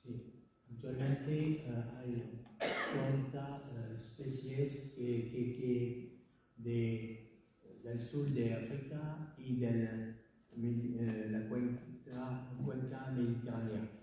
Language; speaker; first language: Spanish; non-native, learner; French